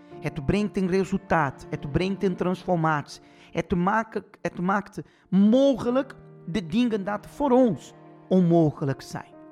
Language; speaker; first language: Dutch; non-native, fluent; Portuguese